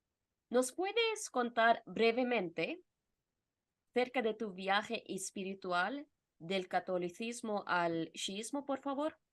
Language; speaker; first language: Spanish; non-native, fluent; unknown